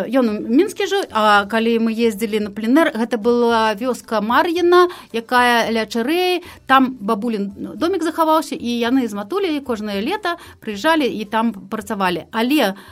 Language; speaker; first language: Belarusian; non-native, local second language; Russian